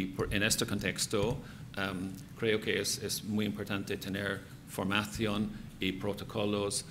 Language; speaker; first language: Spanish; non-native, fluent; English